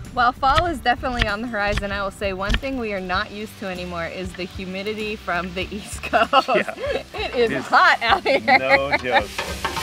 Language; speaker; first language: English; native; English